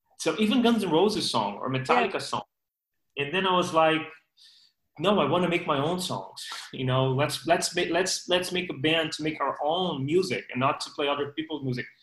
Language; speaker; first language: English; non-native, fluent; Portuguese